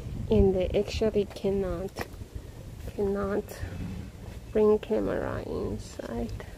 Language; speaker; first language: English; non-native, learner; Chinese